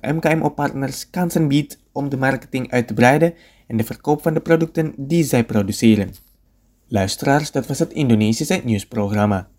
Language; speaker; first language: Dutch; non-native, fluent; Indonesian